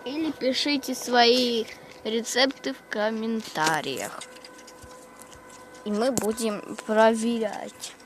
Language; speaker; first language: Russian; native; Russian